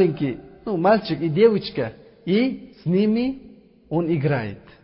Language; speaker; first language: Russian; non-native, learner; Uzbek